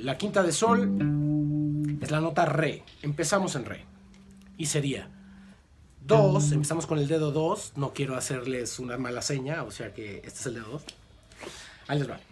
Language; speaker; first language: Spanish; native; Spanish